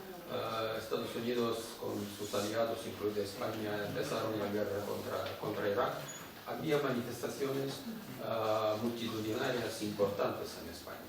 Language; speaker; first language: Spanish; non-native, fluent; Russian